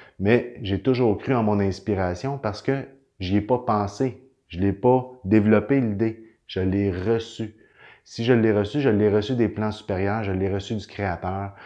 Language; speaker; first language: French; native; French